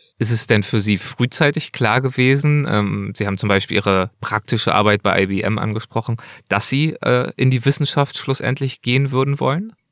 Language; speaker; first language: German; native; German